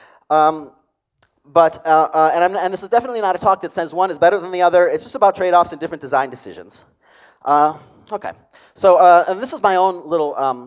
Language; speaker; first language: English; native; English